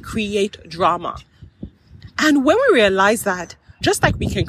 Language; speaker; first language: English; non-native, local second language; Yoruba